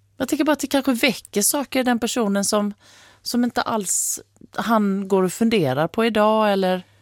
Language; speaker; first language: Swedish; native; Swedish